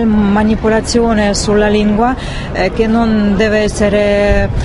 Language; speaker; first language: Italian; non-native, learner; Russian